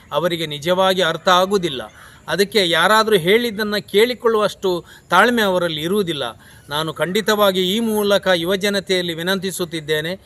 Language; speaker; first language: Kannada; native; Kannada